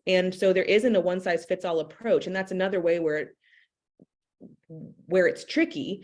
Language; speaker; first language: English; native; English